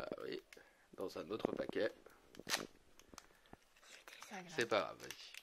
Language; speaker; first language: French; native; French